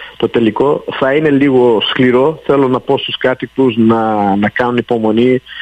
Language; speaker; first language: Greek; early bilingual, heritage; Greek